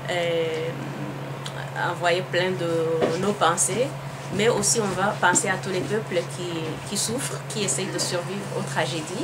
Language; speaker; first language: French; non-native, local second language; Kinyarwanda